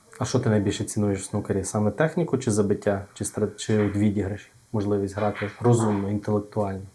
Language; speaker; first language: Ukrainian; native; Ukrainian